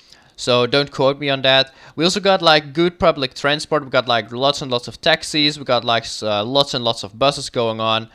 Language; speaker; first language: English; non-native, fluent; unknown